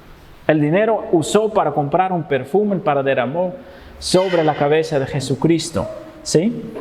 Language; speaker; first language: Spanish; non-native, fluent; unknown